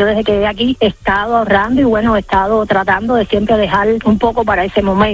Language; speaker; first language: Spanish; native; Spanish